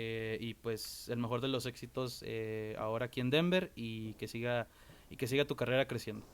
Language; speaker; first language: Spanish; native; Spanish